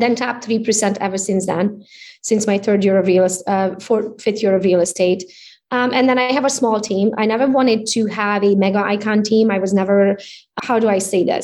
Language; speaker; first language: English; non-native, fluent; Hungarian